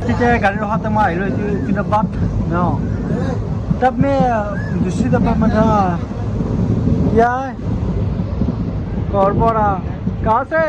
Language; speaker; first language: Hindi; non-native, local second language; Assamese